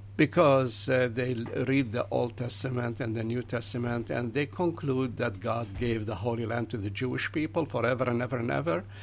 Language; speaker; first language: English; non-native, fluent; Arabic